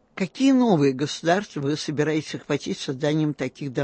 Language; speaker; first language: Russian; native; Russian